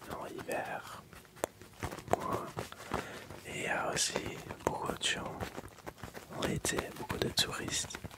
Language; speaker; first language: French; non-native, local second language; Dutch